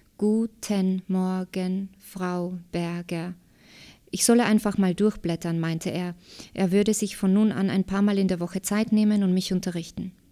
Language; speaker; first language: German; early bilingual, other home language; Slovak